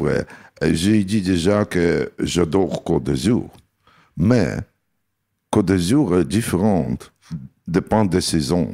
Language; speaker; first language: French; non-native, learner; Russian